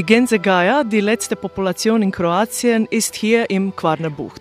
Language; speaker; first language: German; non-native, fluent; Croatian